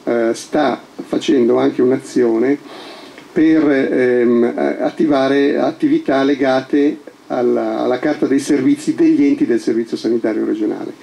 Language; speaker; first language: Italian; native; Italian